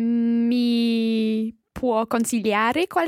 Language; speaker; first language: Italian; non-native, learner; English